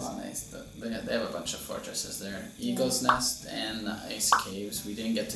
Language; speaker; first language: English; native; English